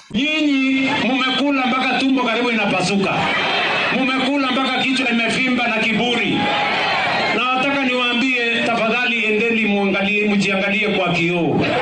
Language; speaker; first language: Swahili; non-native, local second language; Kalenjin